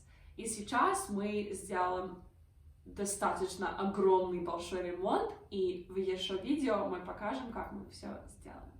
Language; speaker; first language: Russian; non-native, fluent; English